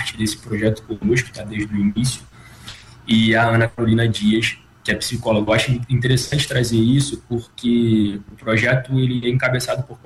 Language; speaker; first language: Portuguese; native; Portuguese